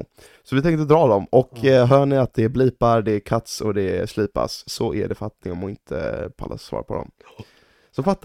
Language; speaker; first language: Swedish; native; Swedish